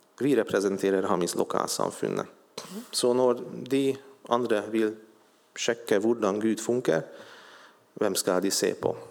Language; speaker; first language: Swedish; non-native, fluent; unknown